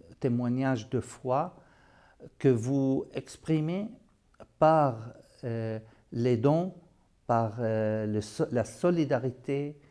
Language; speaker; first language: French; non-native, fluent; Arabic